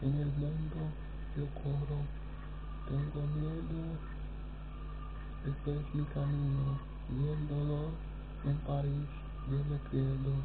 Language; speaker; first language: Spanish; non-native, learner; Romanian